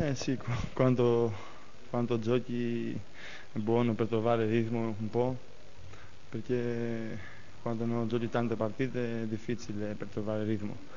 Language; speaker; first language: Italian; non-native, learner; Greek